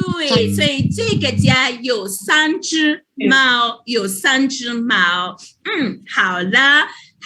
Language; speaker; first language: Chinese; non-native, fluent; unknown